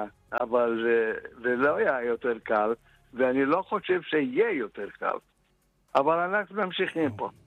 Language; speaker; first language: Hebrew; non-native, fluent; Portuguese